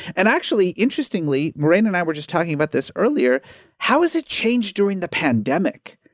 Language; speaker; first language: English; early bilingual, other home language; Persian